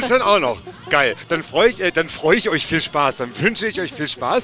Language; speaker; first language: German; native; German